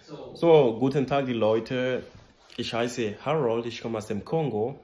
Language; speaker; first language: German; non-native, learner; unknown